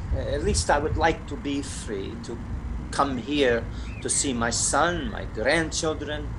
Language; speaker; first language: English; non-native, fluent; Russian